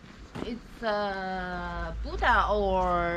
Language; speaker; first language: English; non-native, learner; Chinese